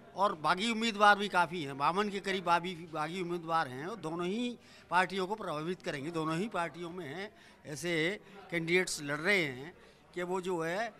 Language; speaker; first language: Hindi; native; Hindi